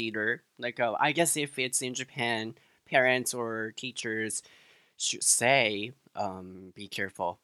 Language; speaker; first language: English; non-native, fluent; Japanese